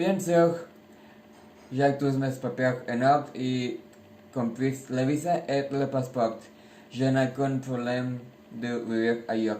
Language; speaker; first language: French; non-native, learner; Spanish